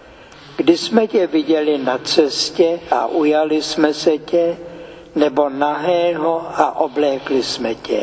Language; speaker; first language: Czech; native; Czech